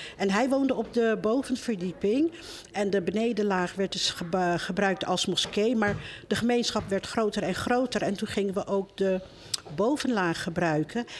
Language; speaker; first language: Dutch; early bilingual, other home language; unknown